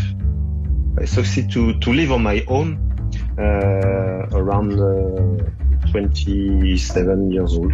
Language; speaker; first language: English; non-native, fluent; French